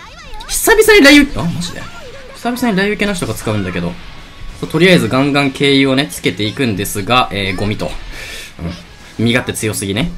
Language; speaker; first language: Japanese; native; Japanese